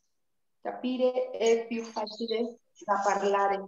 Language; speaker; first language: Italian; non-native, learner; Spanish